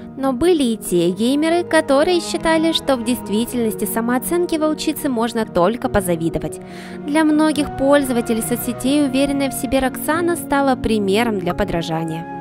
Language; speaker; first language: Russian; native; Russian